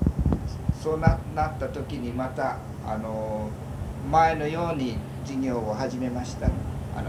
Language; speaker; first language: Japanese; early bilingual, heritage; Japanese